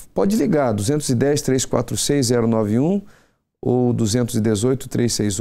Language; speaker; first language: Portuguese; native; Portuguese